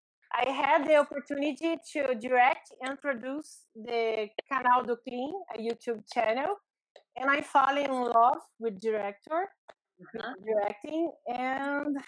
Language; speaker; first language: English; non-native, learner; Portuguese